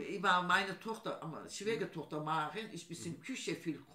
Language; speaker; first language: German; non-native, learner; Turkish